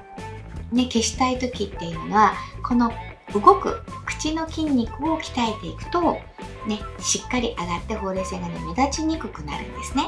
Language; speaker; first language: Japanese; native; Japanese